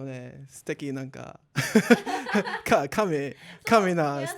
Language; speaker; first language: Japanese; non-native, learner; English